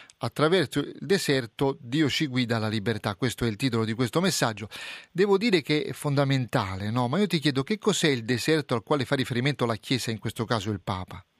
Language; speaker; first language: Italian; native; Italian